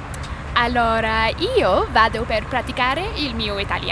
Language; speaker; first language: Italian; non-native, learner; English